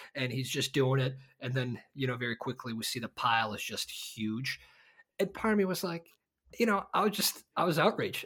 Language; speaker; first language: English; early bilingual, other home language; Bosnian